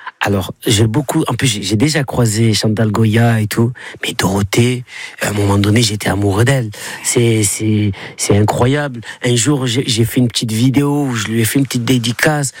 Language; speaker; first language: French; native; French